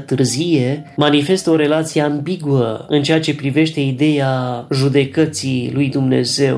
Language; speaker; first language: Romanian; native; Romanian